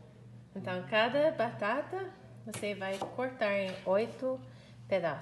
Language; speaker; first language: Portuguese; non-native, learner; English